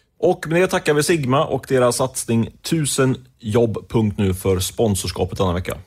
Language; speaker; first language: Swedish; native; Swedish